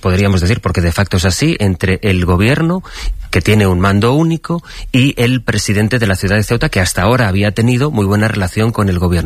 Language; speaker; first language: Spanish; native; Spanish